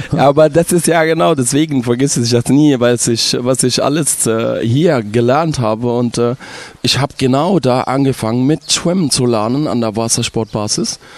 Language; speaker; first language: German; non-native, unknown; Arabic